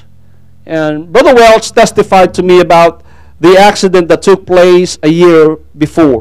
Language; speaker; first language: English; non-native, local second language; Filipino